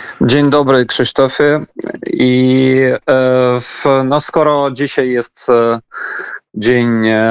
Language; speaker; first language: Polish; non-native, learner; Ukrainian